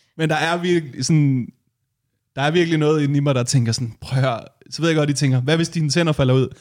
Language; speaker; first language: Danish; native; Danish